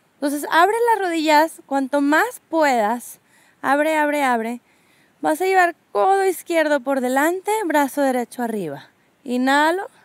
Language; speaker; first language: Spanish; native; Spanish